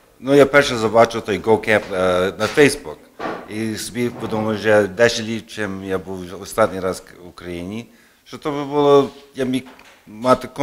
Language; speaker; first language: Ukrainian; early bilingual, heritage; Ukrainian